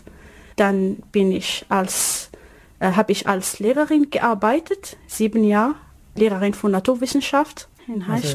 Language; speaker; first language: German; non-native, learner; Arabic